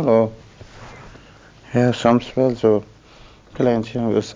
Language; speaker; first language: Dutch; non-native, learner; Turkish